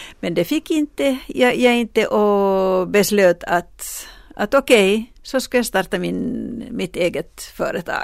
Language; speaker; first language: Swedish; non-native, local second language; Finnish